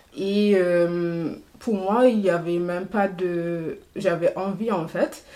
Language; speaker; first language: French; non-native, fluent; English